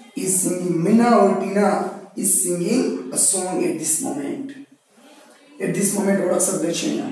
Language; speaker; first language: English; non-native, local second language; Gujarati